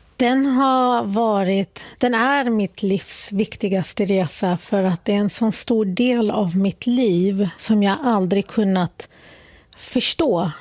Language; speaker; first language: Swedish; early bilingual, other home language; Arabic